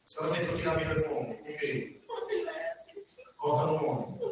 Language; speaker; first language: Portuguese; native; Portuguese